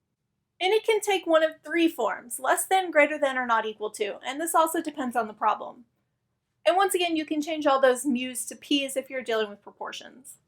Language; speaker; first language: English; native; English